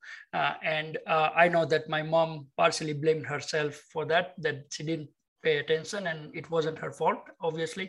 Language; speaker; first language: English; non-native, local second language; Gujarati